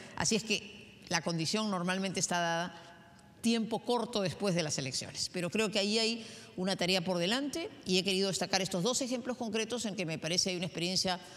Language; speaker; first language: Spanish; native; Spanish